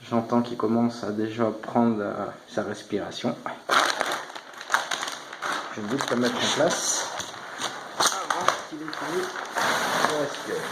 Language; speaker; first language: French; native; French